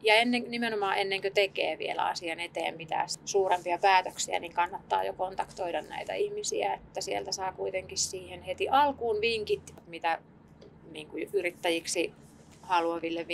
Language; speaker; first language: Finnish; native; Finnish